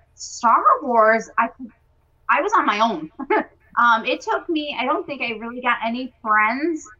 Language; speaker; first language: English; native; English